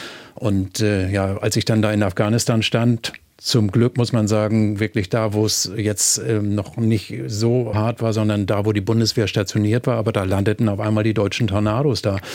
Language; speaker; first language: German; native; German